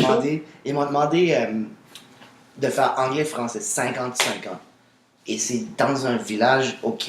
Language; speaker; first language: French; native; French